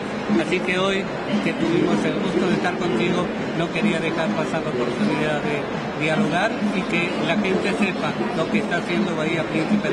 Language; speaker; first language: Spanish; native; Spanish